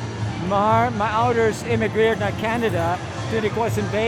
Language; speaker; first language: Dutch; non-native, fluent; English